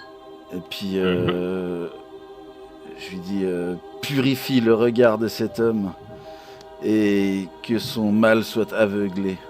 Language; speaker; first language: French; native; French